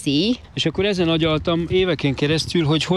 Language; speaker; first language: Hungarian; native; Hungarian